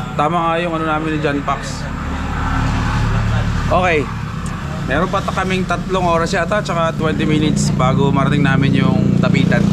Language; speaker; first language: Filipino; native; Filipino